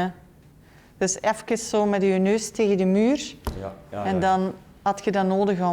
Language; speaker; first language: Dutch; native; Dutch